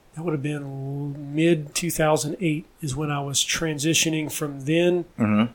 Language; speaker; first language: English; native; English